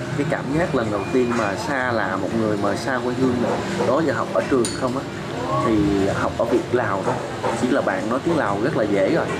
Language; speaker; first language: Vietnamese; native; Vietnamese